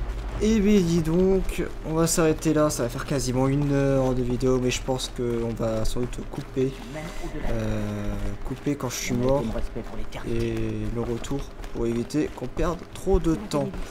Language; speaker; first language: French; native; French